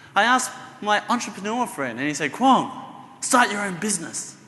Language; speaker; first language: English; native; English